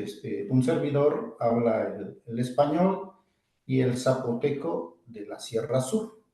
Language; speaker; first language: Spanish; non-native, local second language; Zapotec